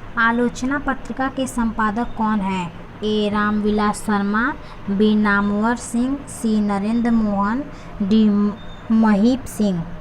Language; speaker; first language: Hindi; native; Hindi